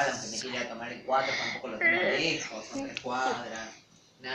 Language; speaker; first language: Spanish; native; Spanish